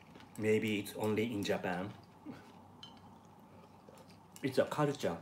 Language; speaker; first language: English; non-native, learner; Japanese